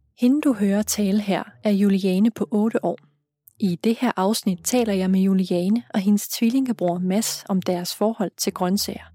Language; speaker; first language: Danish; native; Danish